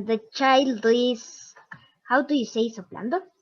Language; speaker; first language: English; non-native, learner; Spanish